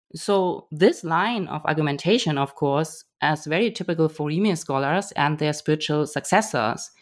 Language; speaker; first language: English; non-native, fluent; German